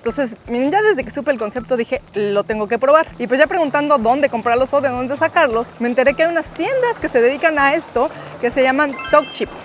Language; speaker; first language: Spanish; native; Spanish